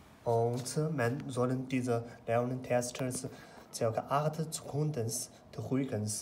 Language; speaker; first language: German; non-native, learner; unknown